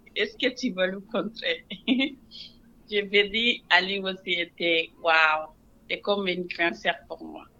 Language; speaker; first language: French; non-native, local second language; Wolof